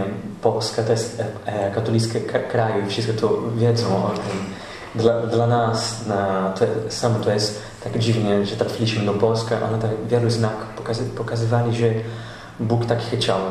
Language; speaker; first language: Polish; non-native, learner; Portuguese